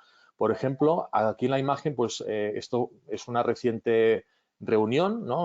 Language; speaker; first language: Spanish; native; Spanish